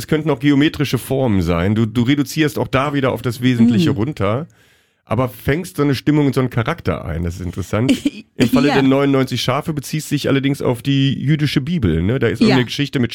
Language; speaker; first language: German; native; German